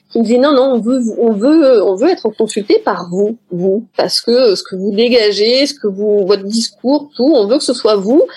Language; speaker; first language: French; native; French